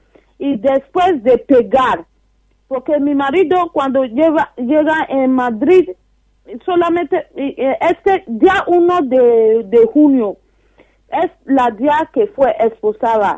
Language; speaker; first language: Spanish; non-native, learner; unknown